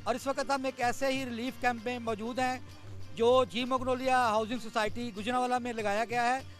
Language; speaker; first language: Urdu; non-native, local second language; Punjabi